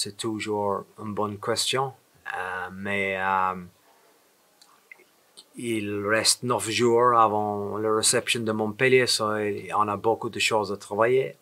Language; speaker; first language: French; non-native, fluent; English